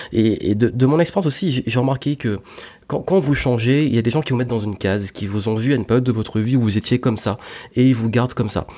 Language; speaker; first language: French; native; French